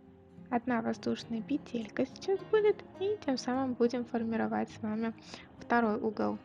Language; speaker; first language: Russian; native; Russian